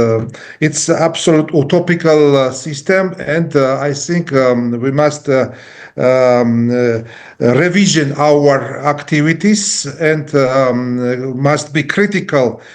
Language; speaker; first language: English; non-native, learner; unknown